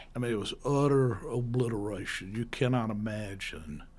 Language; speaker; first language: English; native; English